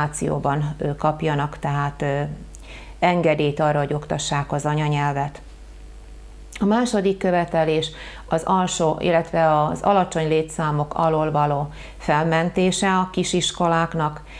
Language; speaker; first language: Hungarian; native; Hungarian